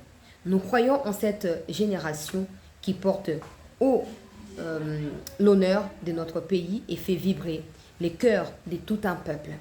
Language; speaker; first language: French; non-native, local second language; Lingala